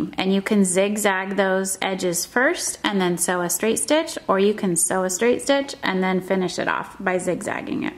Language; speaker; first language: English; native; English